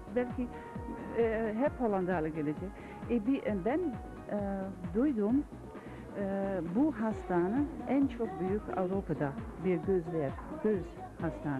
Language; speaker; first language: Turkish; non-native, learner; Dutch